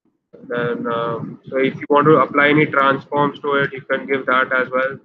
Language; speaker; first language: English; non-native, local second language; Hindi